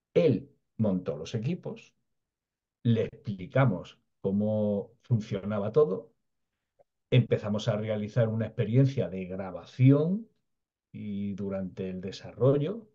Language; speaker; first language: Spanish; native; Spanish